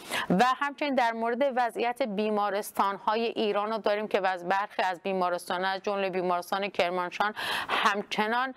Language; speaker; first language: Persian; non-native, local second language; Kurdish